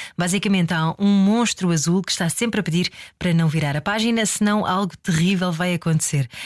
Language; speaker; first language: Portuguese; native; Portuguese